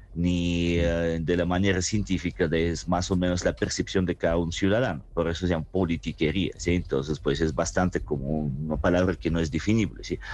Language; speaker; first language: Spanish; non-native, fluent; Russian